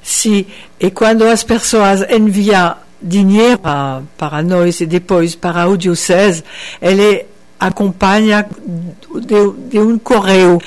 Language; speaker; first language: Portuguese; non-native, fluent; French